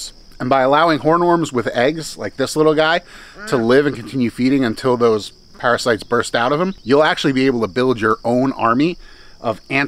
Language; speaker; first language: English; native; English